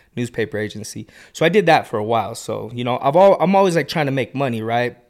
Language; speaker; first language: English; native; English